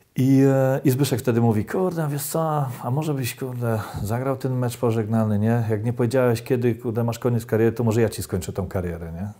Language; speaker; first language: Polish; native; Polish